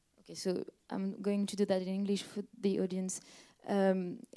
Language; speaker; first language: English; non-native, fluent; French